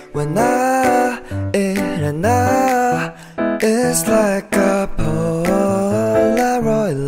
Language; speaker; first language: English; non-native, learner; Indonesian